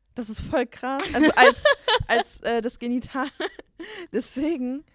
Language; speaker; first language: German; native; German